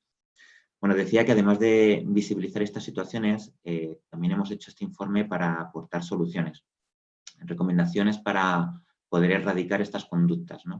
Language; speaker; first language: Spanish; native; Spanish